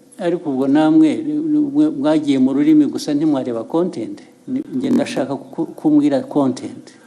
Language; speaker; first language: Kinyarwanda; early bilingual, heritage; Kinyarwanda